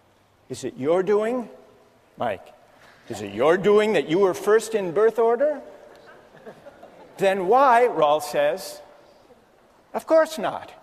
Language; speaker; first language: English; native; English